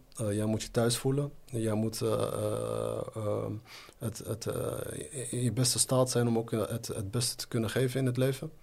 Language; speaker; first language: Dutch; native; Dutch